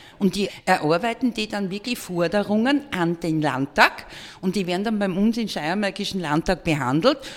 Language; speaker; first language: German; native; German